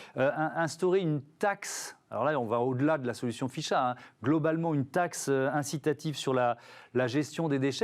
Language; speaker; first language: French; native; French